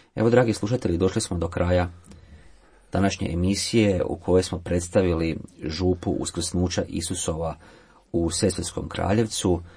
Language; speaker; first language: Croatian; native; Croatian